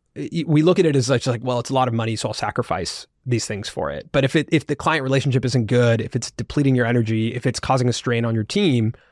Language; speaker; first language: English; early bilingual, other home language; Hindi